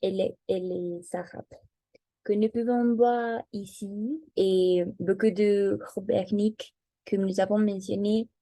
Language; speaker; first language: French; non-native, learner; Spanish